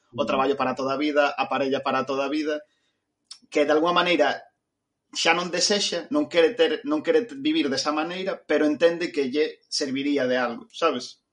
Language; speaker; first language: Galician; non-native, local second language; Spanish